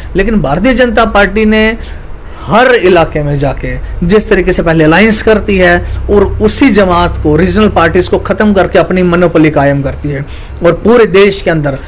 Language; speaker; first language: Hindi; native; Hindi